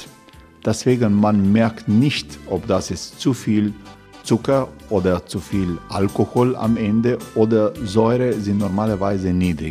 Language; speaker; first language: German; non-native, learner; Croatian